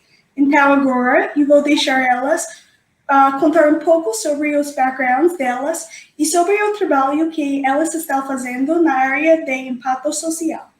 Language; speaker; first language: Portuguese; non-native, fluent; English